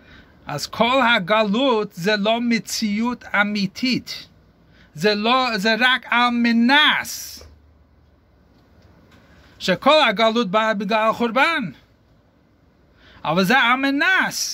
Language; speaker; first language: Hebrew; non-native, fluent; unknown